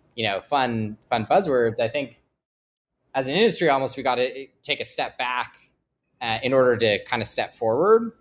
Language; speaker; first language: English; native; English